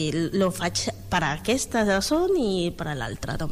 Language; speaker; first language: Catalan; non-native, learner; Spanish